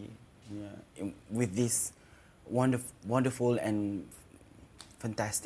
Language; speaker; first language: English; non-native, local second language; Malay